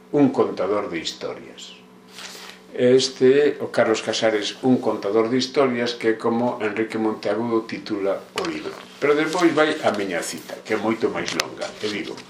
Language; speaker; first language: Galician; native; Galician